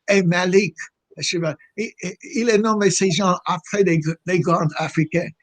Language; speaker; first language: French; non-native, fluent; English